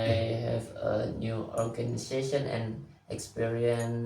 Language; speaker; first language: English; non-native, learner; Indonesian